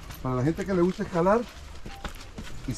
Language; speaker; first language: Spanish; native; Spanish